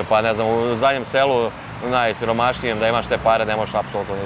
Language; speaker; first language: Serbian; native; Serbian